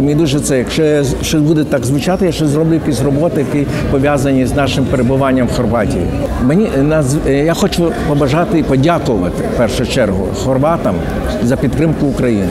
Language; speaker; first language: Ukrainian; native; Ukrainian